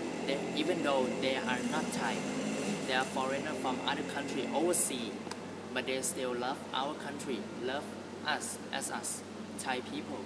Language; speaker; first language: English; non-native, learner; Thai